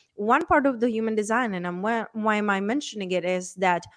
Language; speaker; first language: English; non-native, fluent; Czech